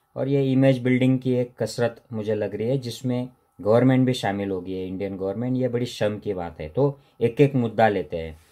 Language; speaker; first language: Hindi; non-native, local second language; Marathi